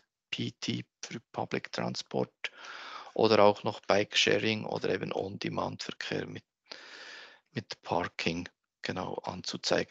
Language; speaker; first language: German; native; German